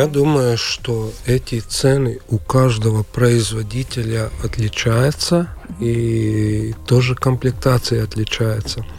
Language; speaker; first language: Russian; non-native, local second language; Latvian